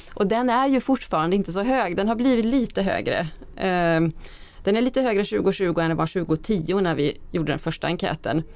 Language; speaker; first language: Swedish; native; Swedish